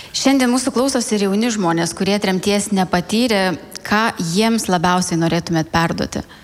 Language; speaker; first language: Lithuanian; native; Lithuanian